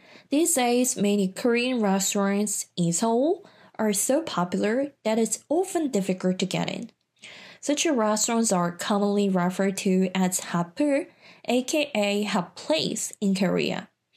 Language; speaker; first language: English; non-native, fluent; Korean